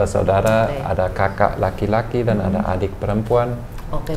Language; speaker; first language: Indonesian; non-native, fluent; German